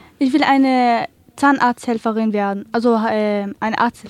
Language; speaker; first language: German; non-native, learner; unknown